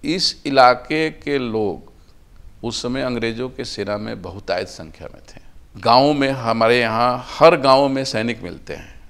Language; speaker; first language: Hindi; native; Hindi